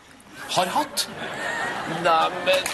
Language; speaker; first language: Norwegian; native; Norwegian